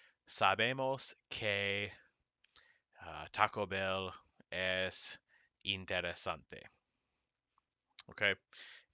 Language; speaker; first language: Spanish; non-native, fluent; English